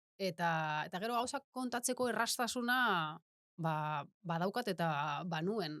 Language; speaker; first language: Basque; native; Basque